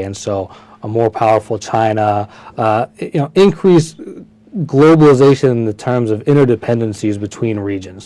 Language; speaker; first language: English; early bilingual, other home language; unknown